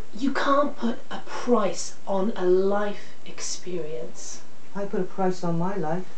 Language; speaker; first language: English; native; English